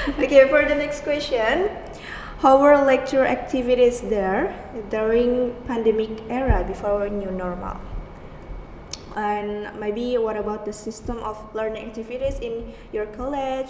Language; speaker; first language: English; non-native, learner; Indonesian